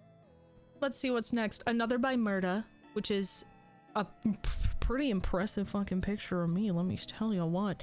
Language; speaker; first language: English; native; English